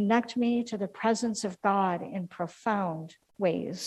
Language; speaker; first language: English; native; English